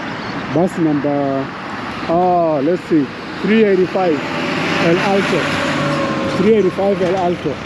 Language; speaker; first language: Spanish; non-native, learner; English